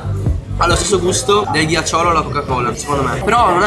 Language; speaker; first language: Italian; native; Italian